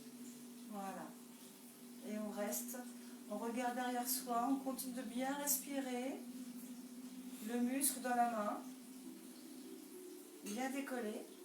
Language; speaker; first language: French; native; French